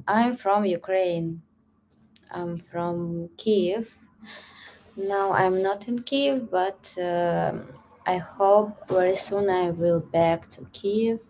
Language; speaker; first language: English; non-native, learner; Russian